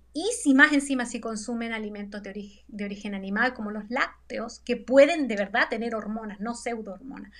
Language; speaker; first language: Spanish; native; Spanish